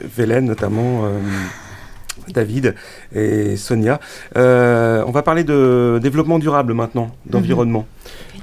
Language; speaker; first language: French; native; French